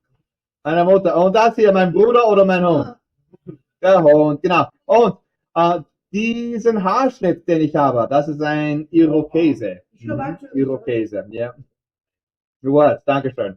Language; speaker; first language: German; non-native, fluent; English